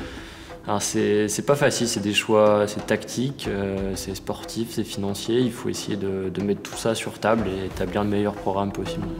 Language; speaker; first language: French; native; French